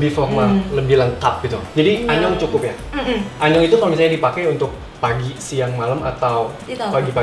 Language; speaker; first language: Indonesian; native; Indonesian